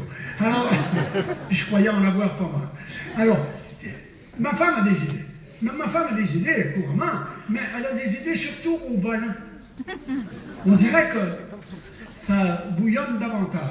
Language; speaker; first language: French; native; French